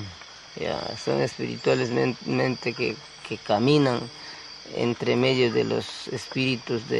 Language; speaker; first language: Spanish; non-native, local second language; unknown